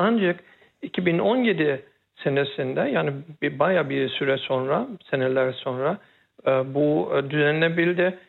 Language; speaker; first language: Turkish; early bilingual, heritage; Turkish